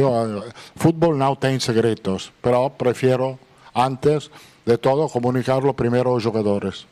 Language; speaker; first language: Portuguese; non-native, fluent; Italian